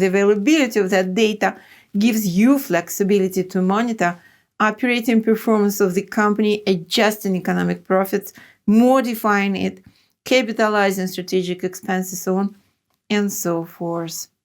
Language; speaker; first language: English; non-native, fluent; Russian